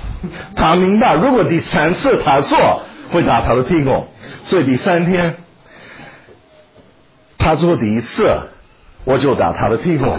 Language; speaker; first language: Chinese; non-native, fluent; English